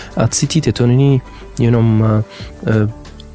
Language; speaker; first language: Czech; non-native, learner; Arabic